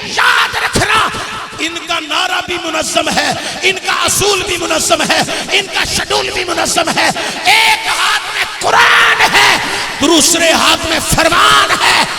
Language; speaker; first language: Urdu; non-native, local second language; Punjabi